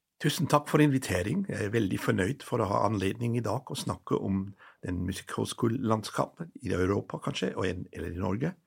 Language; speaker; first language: Norwegian; non-native, fluent; German